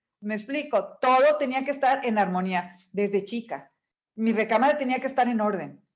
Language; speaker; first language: Spanish; native; Spanish